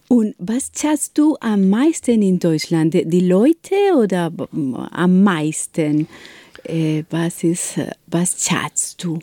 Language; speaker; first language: German; non-native, learner; Spanish